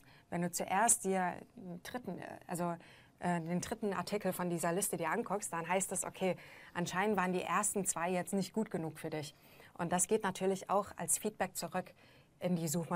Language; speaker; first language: German; native; German